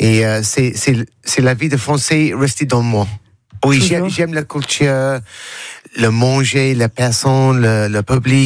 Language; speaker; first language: French; non-native, learner; English